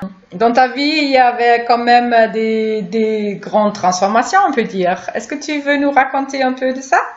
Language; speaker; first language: French; non-native, fluent; German